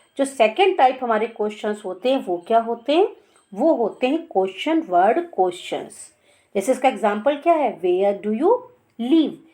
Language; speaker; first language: Hindi; native; Hindi